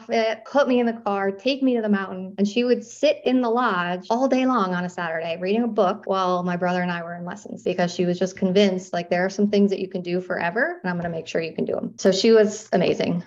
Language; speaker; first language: English; native; English